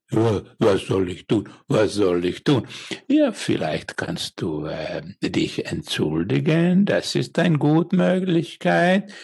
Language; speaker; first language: German; non-native, learner; Finnish